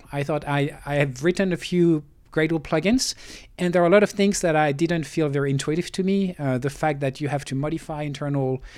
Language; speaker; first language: English; non-native, fluent; French